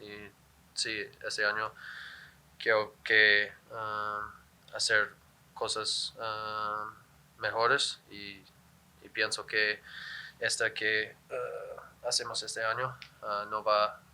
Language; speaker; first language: Spanish; non-native, learner; English